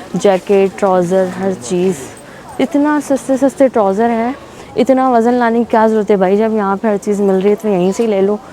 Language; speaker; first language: Urdu; native; Urdu